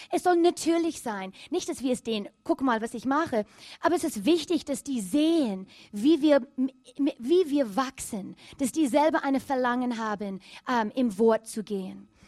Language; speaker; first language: German; non-native, fluent; English